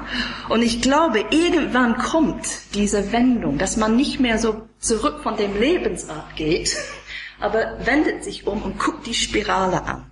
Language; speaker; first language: German; non-native, fluent; English